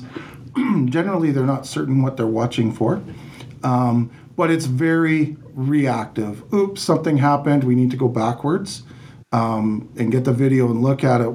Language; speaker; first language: English; native; English